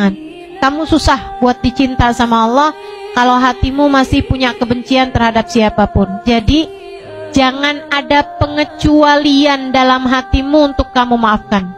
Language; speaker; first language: Indonesian; native; Indonesian